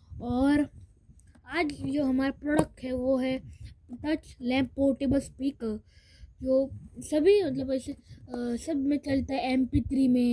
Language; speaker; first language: Hindi; native; Hindi